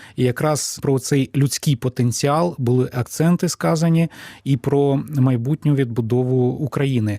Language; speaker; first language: Ukrainian; native; Ukrainian